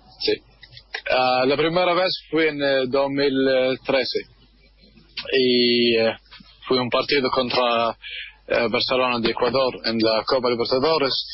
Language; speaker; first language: Spanish; non-native, learner; Arabic